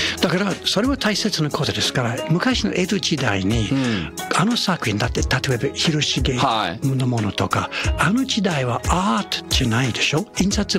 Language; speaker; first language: Japanese; non-native, fluent; English